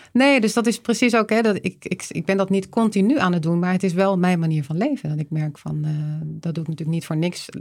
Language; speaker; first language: Dutch; native; Dutch